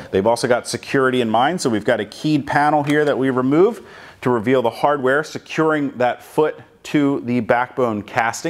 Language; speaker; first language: English; native; English